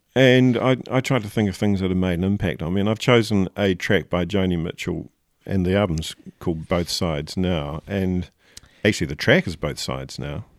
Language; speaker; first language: English; native; English